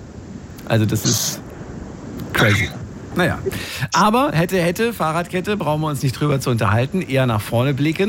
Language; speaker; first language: German; native; German